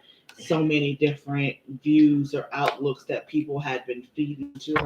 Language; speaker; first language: English; native; English